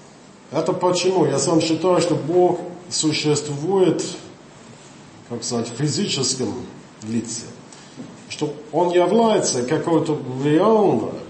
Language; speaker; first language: Russian; non-native, fluent; English